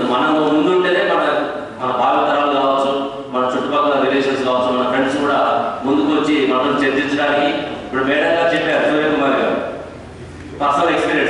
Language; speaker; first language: Telugu; native; Telugu